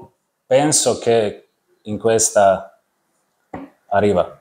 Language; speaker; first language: Italian; non-native, learner; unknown